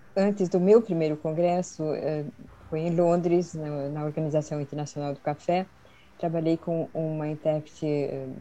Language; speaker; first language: Portuguese; early bilingual, other home language; Swedish